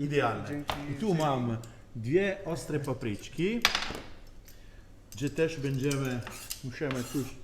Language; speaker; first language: Polish; non-native, learner; Italian